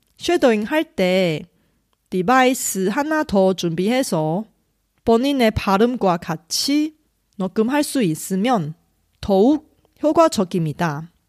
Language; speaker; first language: Korean; non-native, fluent; Chinese